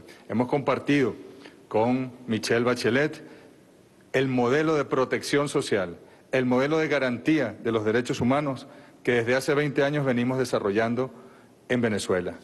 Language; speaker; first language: Spanish; native; Spanish